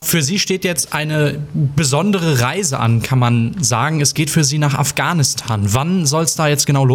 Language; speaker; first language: German; native; German